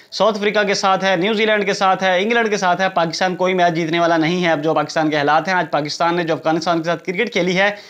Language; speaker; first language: Urdu; native; Urdu